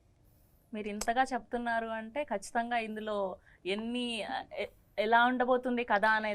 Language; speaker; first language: Telugu; native; Telugu